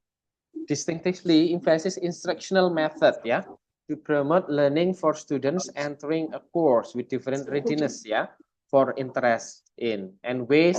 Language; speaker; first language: English; non-native, fluent; Indonesian